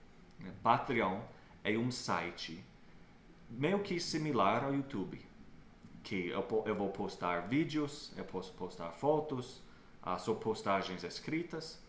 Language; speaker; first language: Portuguese; non-native, fluent; English